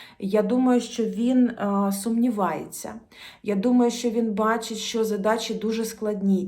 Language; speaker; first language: Ukrainian; non-native, local second language; Russian